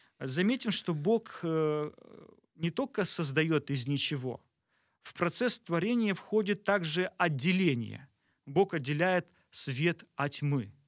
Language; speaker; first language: Russian; native; Russian